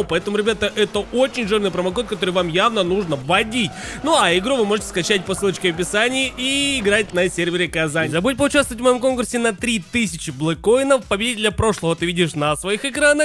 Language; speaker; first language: Russian; native; Russian